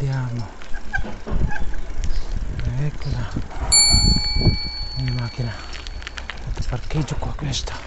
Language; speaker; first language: Italian; non-native, learner; Filipino